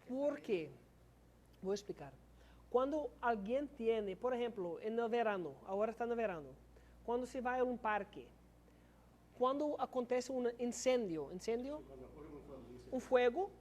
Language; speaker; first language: Spanish; non-native, learner; English